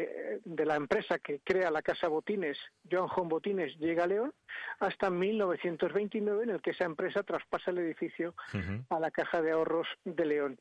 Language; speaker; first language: Spanish; native; Spanish